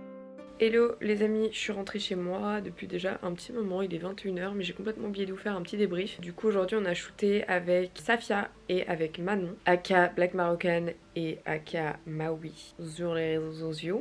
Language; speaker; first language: French; native; French